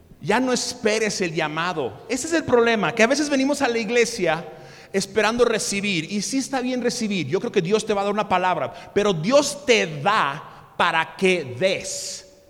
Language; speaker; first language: Spanish; early bilingual, other home language; English